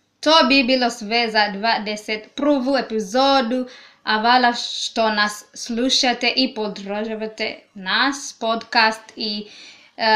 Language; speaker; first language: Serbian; non-native, learner; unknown